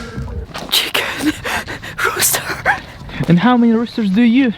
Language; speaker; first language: English; non-native, fluent; Russian